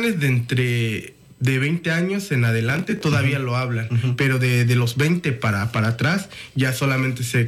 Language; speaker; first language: Spanish; non-native, local second language; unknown